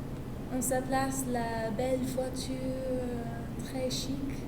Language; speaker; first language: French; non-native, learner; English